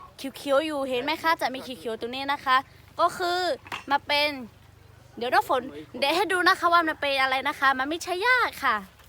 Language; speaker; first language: Thai; non-native, local second language; Lahu